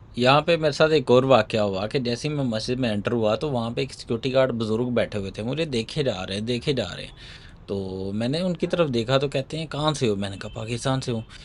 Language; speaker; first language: Urdu; non-native, local second language; Punjabi